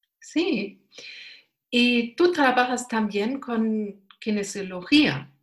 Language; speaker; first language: Spanish; non-native, learner; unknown